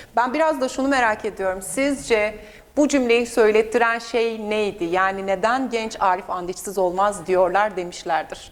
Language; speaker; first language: Turkish; native; Turkish